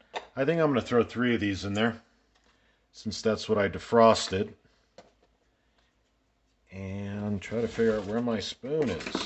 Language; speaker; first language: English; native; English